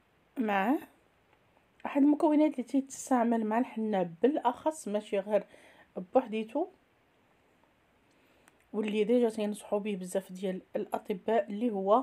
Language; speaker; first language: Arabic; native; Arabic